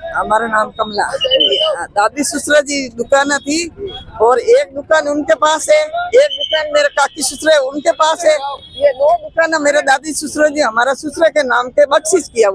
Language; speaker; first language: Hindi; non-native, local second language; Marwari